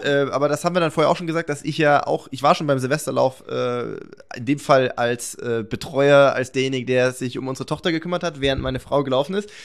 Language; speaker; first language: German; native; German